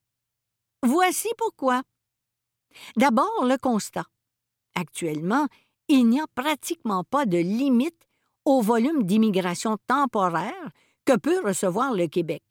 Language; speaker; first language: French; native; French